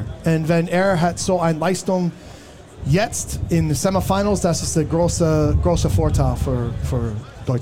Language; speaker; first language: German; non-native, learner; English